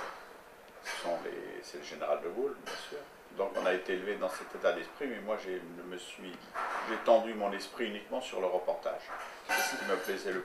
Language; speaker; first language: French; native; French